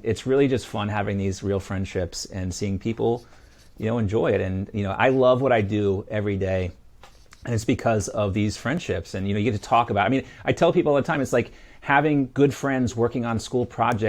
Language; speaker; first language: English; native; English